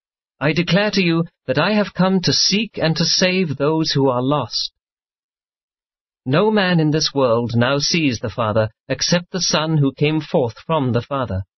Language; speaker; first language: English; native; English